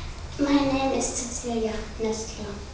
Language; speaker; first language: English; non-native, learner; German